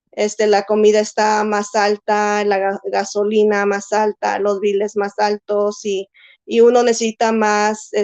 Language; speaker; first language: Spanish; early bilingual, heritage; Spanish